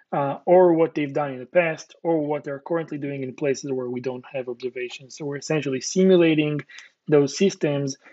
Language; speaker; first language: English; non-native, fluent; Hebrew